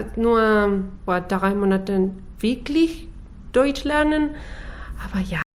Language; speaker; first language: German; non-native, learner; Spanish